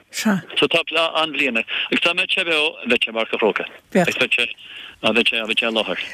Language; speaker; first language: Irish; native; Irish